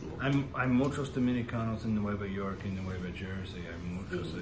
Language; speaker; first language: Spanish; non-native, learner; English